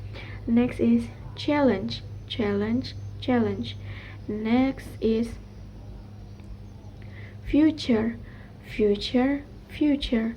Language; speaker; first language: English; non-native, learner; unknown